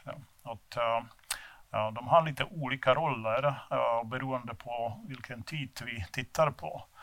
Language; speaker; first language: Swedish; non-native, fluent; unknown